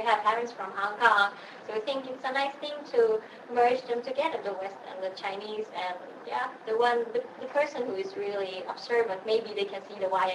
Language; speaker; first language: English; non-native, fluent; Swedish